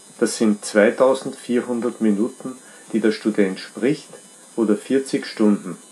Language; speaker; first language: German; non-native, fluent; Czech